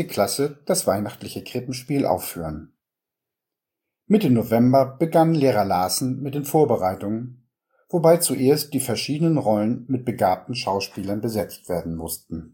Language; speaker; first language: German; native; German